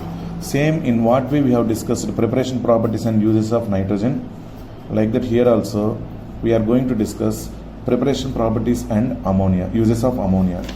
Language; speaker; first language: English; non-native, local second language; Telugu